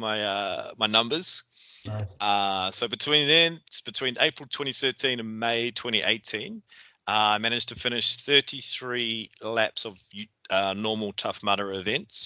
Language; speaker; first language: English; native; English